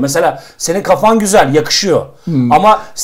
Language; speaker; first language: Turkish; native; Turkish